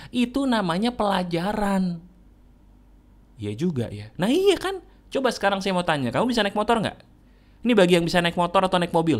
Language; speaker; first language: Indonesian; native; Indonesian